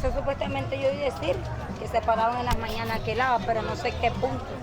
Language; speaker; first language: Spanish; native; Spanish